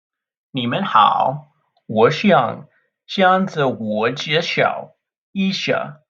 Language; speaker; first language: Chinese; non-native, learner; English